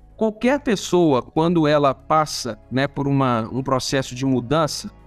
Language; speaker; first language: Portuguese; non-native, fluent; German